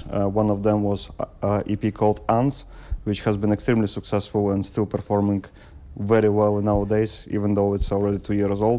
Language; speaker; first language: English; non-native, fluent; Russian